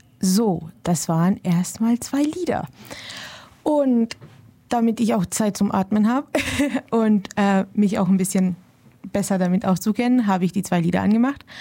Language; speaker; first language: German; early bilingual, other home language; Romanian